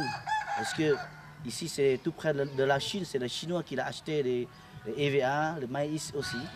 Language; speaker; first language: French; non-native, local second language; Lao